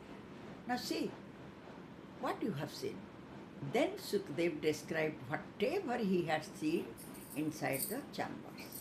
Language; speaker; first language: English; non-native, local second language; Odia